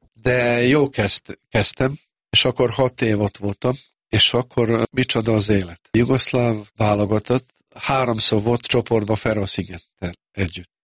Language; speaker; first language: Hungarian; non-native, fluent; Serbian